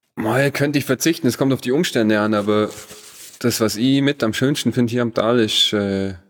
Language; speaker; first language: German; native; German